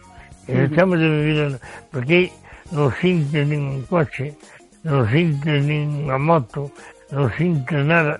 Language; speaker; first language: Spanish; native; Spanish